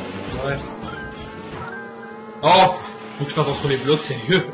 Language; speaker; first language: French; native; French